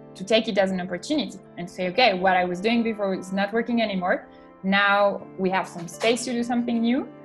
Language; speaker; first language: English; non-native, fluent; French